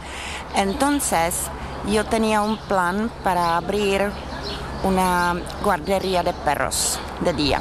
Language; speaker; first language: Spanish; non-native, learner; Czech